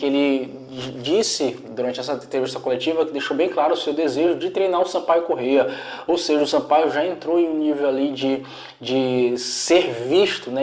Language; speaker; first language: Portuguese; native; Portuguese